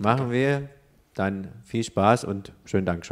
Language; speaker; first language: German; native; German